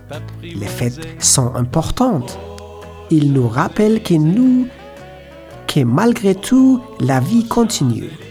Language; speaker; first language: French; non-native, learner; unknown